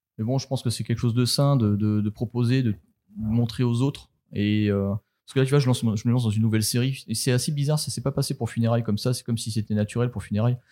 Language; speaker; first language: French; native; French